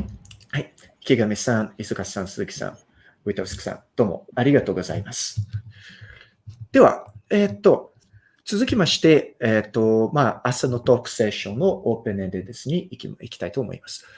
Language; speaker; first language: Japanese; non-native, fluent; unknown